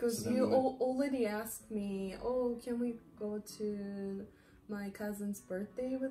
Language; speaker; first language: English; non-native, learner; Japanese